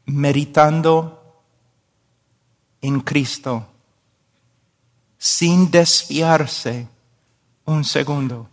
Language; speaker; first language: Spanish; non-native, fluent; English